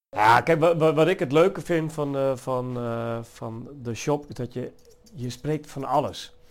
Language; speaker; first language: Dutch; native; Dutch